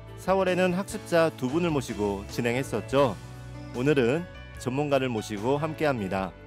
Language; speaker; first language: Korean; native; Korean